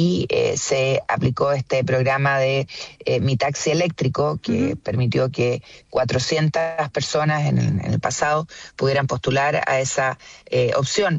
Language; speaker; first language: Spanish; native; Spanish